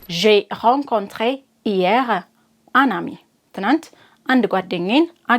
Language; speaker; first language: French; non-native, fluent; Amharic